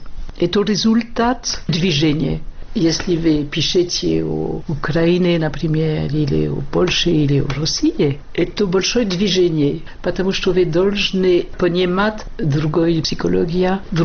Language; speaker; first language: Russian; non-native, learner; French